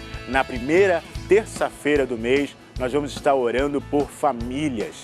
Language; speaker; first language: Portuguese; native; Portuguese